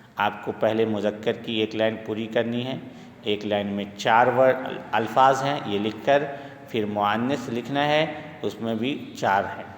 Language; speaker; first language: Urdu; native; Urdu